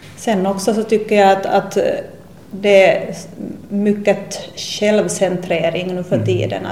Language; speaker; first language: Swedish; native; Swedish